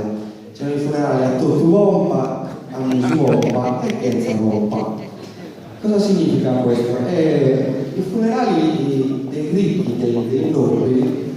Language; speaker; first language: Italian; native; Italian